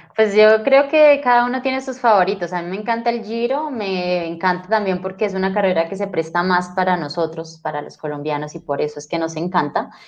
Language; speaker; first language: Spanish; native; Spanish